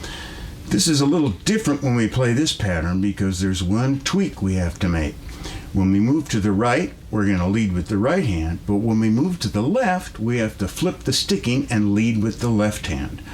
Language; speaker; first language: English; native; English